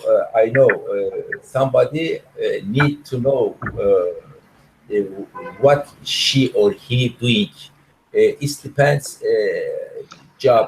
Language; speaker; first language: English; non-native, learner; Turkish